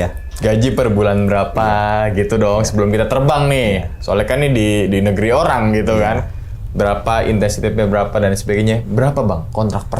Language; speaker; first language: Indonesian; native; Indonesian